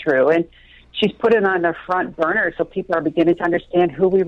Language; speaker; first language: English; native; English